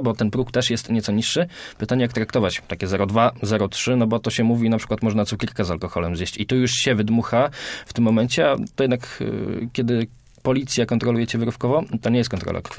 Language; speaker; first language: Polish; native; Polish